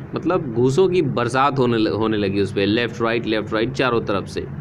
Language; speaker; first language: Hindi; native; Hindi